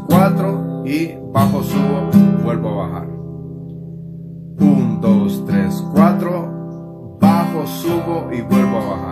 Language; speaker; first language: Spanish; native; Spanish